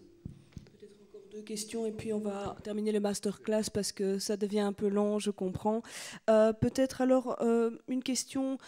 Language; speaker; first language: French; native; French